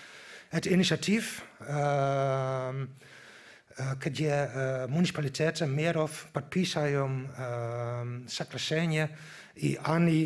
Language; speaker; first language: Russian; non-native, learner; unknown